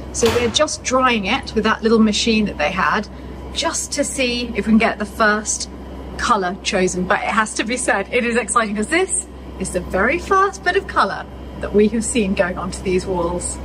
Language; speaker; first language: English; native; English